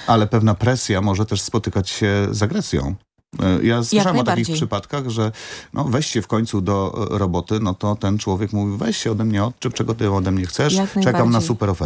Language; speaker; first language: Polish; native; Polish